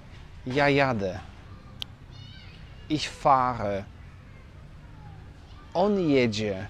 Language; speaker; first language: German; non-native, fluent; Polish